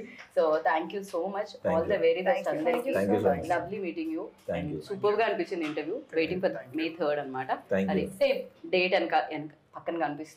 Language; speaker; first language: Telugu; native; Telugu